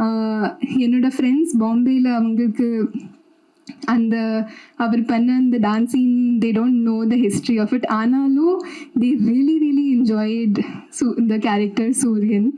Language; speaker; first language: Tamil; non-native, learner; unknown